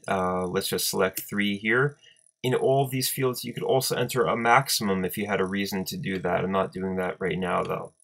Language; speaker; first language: English; native; English